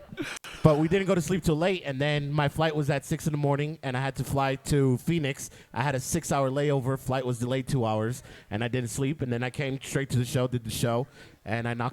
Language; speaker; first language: English; native; English